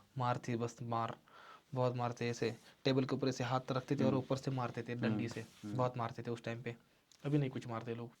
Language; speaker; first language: Hindi; non-native, local second language; Marathi